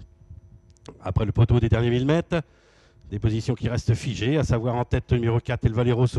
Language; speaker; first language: French; native; French